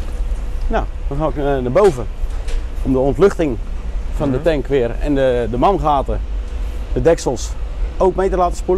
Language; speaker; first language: Dutch; native; Dutch